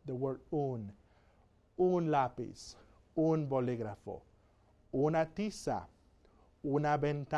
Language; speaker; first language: Spanish; non-native, fluent; English